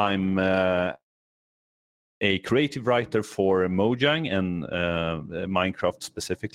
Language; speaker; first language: English; non-native, fluent; Swedish